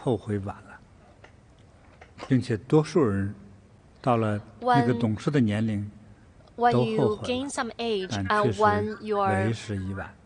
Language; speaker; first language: Chinese; native; Chinese